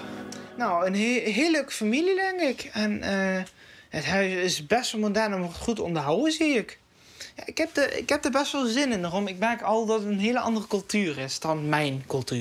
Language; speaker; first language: Dutch; native; Dutch